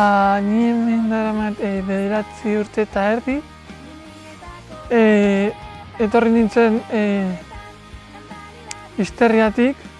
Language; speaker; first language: Basque; non-native, local second language; Spanish